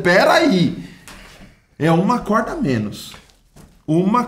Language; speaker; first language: Portuguese; native; Portuguese